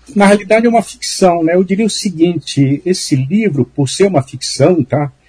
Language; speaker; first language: Portuguese; native; Portuguese